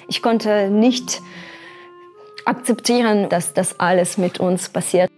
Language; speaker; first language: German; non-native, fluent; Ukrainian